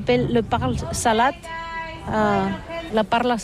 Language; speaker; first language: French; non-native, learner; Catalan